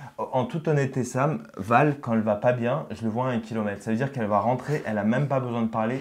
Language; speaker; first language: French; early bilingual, other home language; Russian